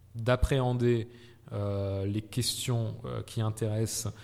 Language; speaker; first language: French; native; French